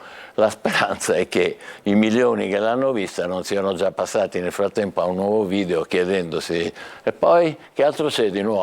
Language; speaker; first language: Italian; native; Italian